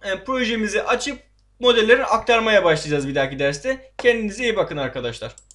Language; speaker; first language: Turkish; native; Turkish